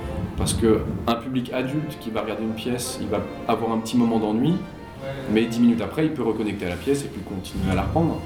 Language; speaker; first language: French; native; French